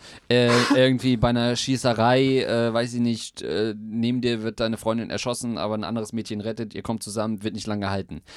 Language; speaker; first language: German; native; German